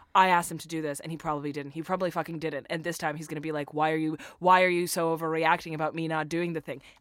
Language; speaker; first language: English; non-native, fluent; Russian